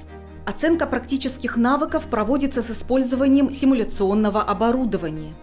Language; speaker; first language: Russian; native; Russian